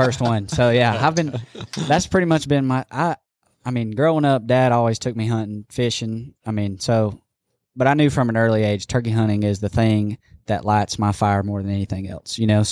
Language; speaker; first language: English; native; English